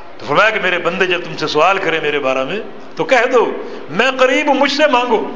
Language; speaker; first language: Urdu; native; Urdu